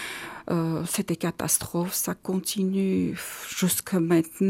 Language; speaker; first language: French; non-native, learner; Armenian